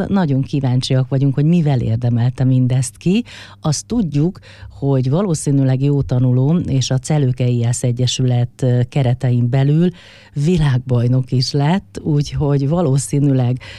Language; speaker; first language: Hungarian; native; Hungarian